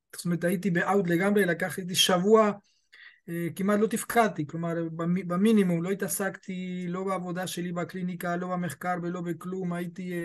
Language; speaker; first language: Hebrew; early bilingual, other home language; Spanish